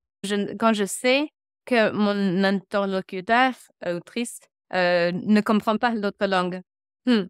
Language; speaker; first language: French; non-native, fluent; English